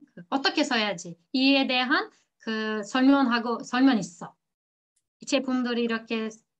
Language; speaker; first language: Korean; non-native, learner; Turkish